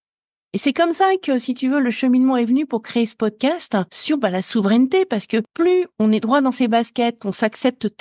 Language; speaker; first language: French; native; French